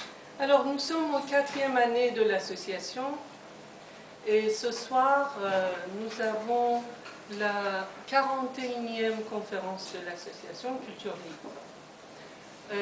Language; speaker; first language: French; non-native, fluent; Persian